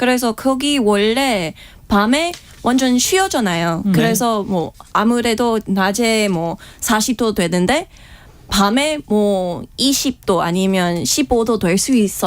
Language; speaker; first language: Korean; non-native, fluent; English